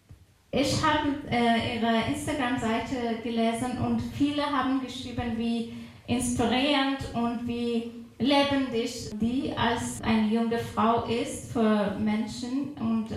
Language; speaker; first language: German; non-native, fluent; Persian